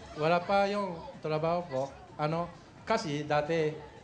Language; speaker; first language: Filipino; non-native, learner; Japanese